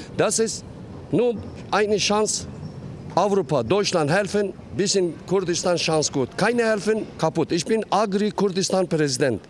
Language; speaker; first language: German; non-native, learner; Kurdish